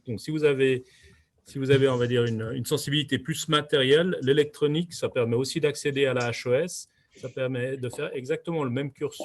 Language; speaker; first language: French; native; French